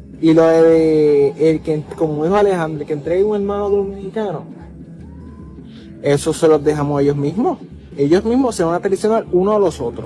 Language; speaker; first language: Spanish; native; Spanish